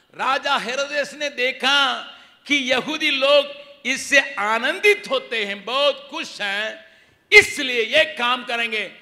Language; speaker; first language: Hindi; non-native, local second language; Tamil